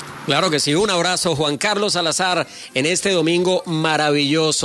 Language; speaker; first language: Spanish; native; Spanish